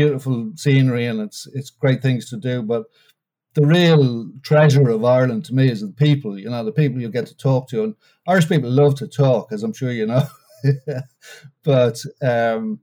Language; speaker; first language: English; native; English